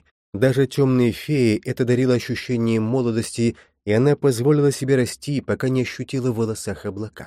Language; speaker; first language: Russian; native; Russian